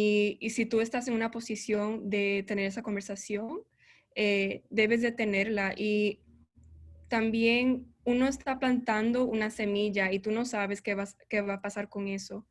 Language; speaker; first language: Spanish; early bilingual, heritage; Spanish